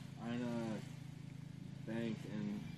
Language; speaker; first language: German; non-native, learner; English